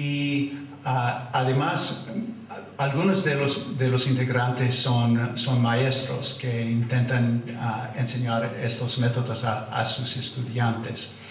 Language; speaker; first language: Spanish; non-native, fluent; English